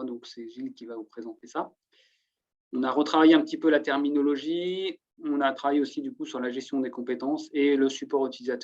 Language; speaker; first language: French; native; French